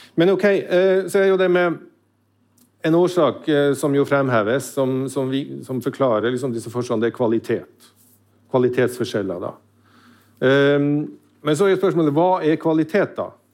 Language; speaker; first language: Norwegian; native; Norwegian